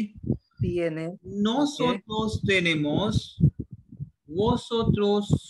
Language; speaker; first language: Spanish; non-native, learner; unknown